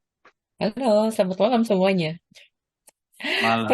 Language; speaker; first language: Indonesian; native; Indonesian